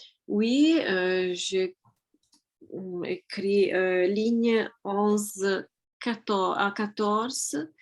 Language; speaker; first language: French; non-native, fluent; Italian